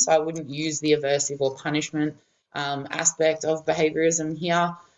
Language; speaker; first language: English; native; English